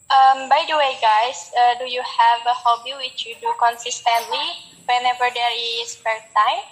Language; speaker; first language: English; non-native, learner; Indonesian